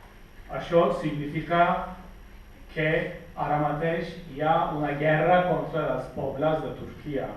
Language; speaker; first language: Catalan; non-native, fluent; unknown